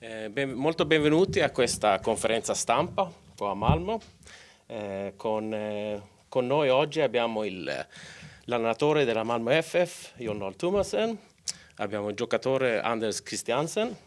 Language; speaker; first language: Italian; non-native, local second language; Swedish